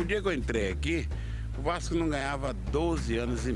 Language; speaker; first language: Portuguese; native; Portuguese